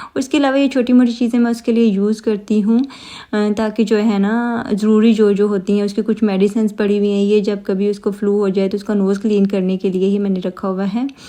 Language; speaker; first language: Urdu; native; Urdu